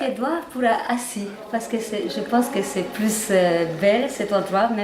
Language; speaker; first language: French; non-native, learner; Hungarian